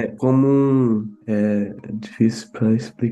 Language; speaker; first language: Portuguese; early bilingual, heritage; Portuguese